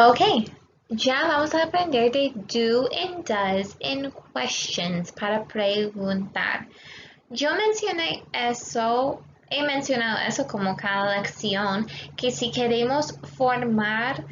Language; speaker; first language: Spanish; non-native, fluent; English